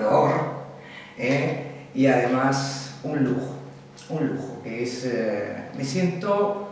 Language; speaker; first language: Spanish; native; Spanish